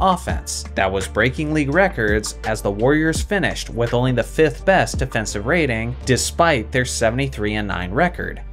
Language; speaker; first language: English; native; English